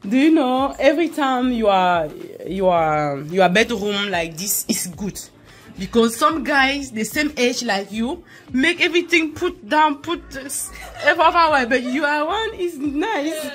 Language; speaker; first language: English; non-native, learner; French